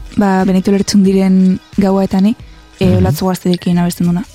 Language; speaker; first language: Basque; native; Basque